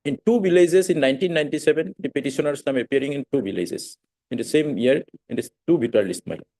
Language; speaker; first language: English; non-native, local second language; Assamese